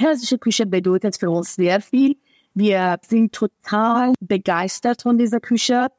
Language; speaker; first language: German; non-native, fluent; Persian